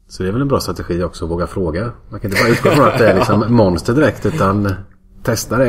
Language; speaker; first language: Swedish; native; Swedish